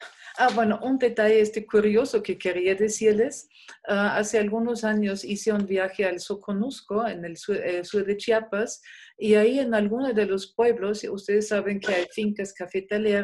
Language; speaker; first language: Spanish; non-native, fluent; German